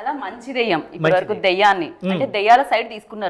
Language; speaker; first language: Telugu; native; Telugu